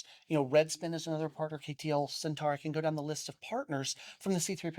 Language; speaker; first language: English; native; English